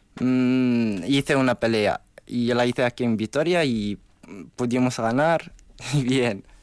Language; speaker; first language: Spanish; non-native, fluent; Arabic